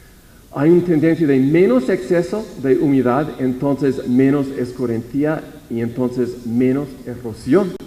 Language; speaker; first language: Spanish; non-native, fluent; English